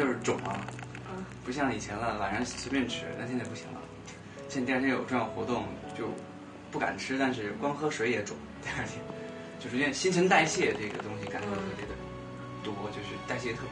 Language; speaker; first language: Chinese; native; Chinese